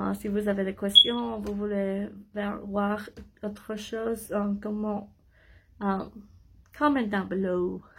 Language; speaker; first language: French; non-native, learner; English